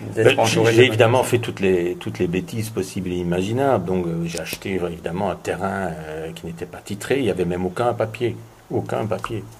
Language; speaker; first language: French; native; French